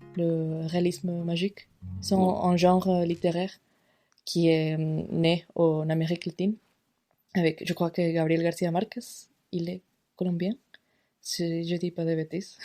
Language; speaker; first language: French; non-native, fluent; Spanish